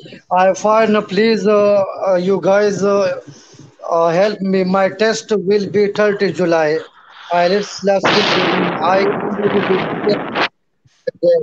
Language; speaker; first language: English; non-native, learner; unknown